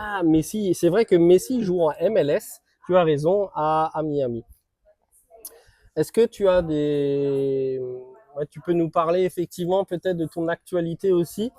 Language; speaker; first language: French; native; French